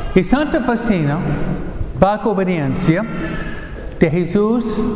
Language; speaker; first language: Spanish; non-native, fluent; English